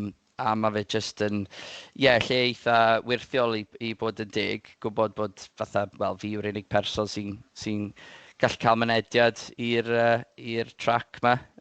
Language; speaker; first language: Welsh; native; Welsh